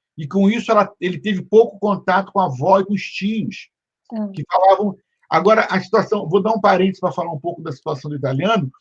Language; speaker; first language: Portuguese; native; Portuguese